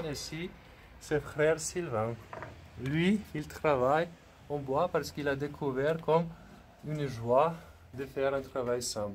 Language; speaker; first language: French; non-native, fluent; Slovenian